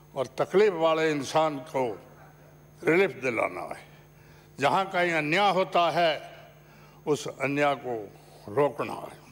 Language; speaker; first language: Hindi; native; Hindi